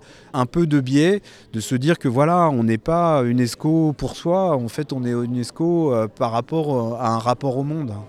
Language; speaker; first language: French; native; French